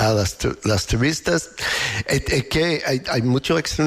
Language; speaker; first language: Spanish; non-native, fluent; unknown